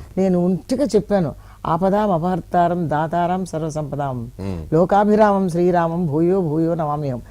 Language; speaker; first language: Telugu; native; Telugu